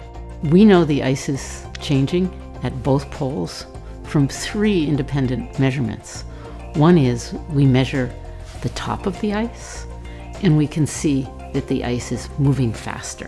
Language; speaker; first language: English; native; English